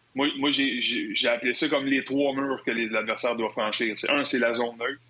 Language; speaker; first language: French; native; French